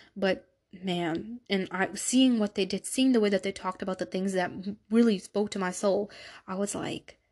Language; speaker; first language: English; native; English